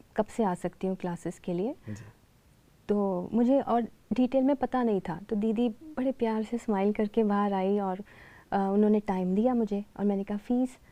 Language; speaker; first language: Hindi; native; Hindi